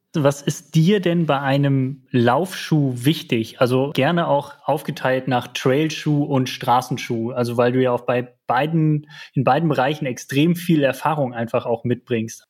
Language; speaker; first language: German; native; German